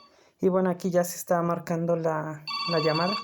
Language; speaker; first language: Spanish; native; Spanish